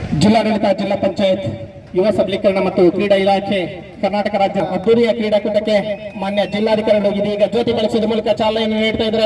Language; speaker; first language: Kannada; native; Kannada